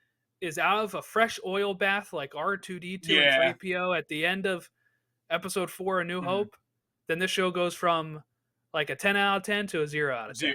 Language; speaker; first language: English; native; English